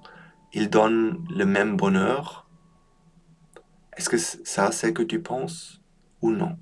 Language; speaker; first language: French; non-native, learner; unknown